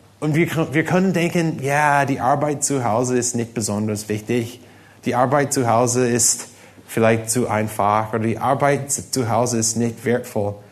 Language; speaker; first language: German; non-native, fluent; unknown